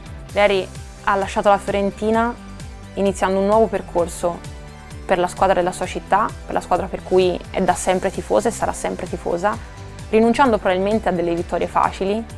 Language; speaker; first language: Italian; native; Italian